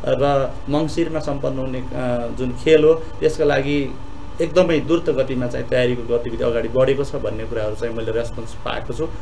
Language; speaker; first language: Nepali; native; Nepali